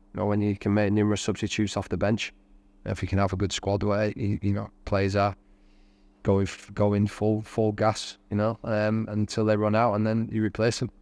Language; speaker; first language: English; native; English